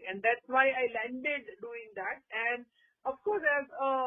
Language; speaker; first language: English; non-native, local second language; Gujarati